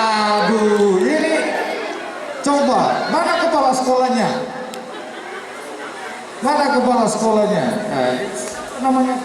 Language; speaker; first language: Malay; non-native, local second language; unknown